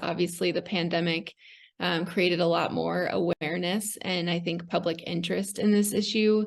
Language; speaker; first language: English; native; English